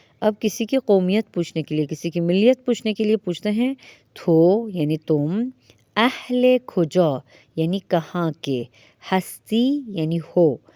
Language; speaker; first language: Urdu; non-native, fluent; Persian